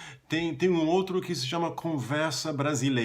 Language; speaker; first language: Portuguese; non-native, fluent; English